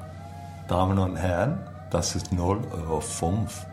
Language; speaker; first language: German; non-native, fluent; English